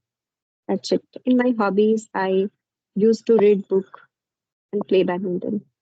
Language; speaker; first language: English; non-native, learner; Hindi